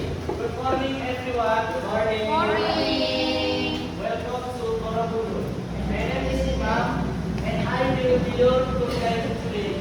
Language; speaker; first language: English; non-native, learner; Indonesian